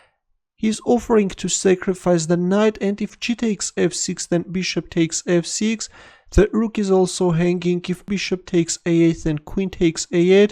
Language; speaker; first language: English; non-native, fluent; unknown